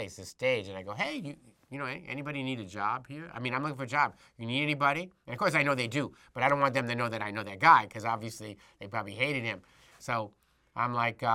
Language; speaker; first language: English; native; English